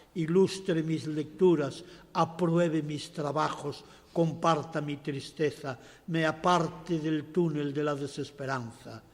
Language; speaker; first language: Spanish; non-native, local second language; Galician